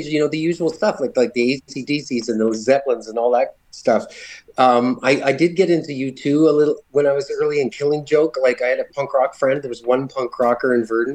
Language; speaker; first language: English; native; English